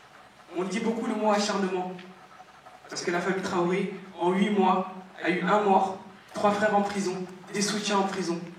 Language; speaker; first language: French; native; French